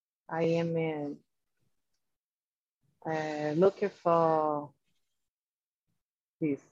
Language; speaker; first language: English; non-native, learner; Portuguese